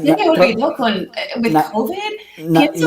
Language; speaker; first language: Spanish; non-native, learner; English